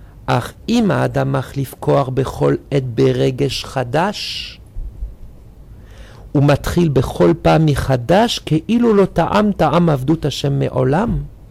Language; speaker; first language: Hebrew; non-native, fluent; French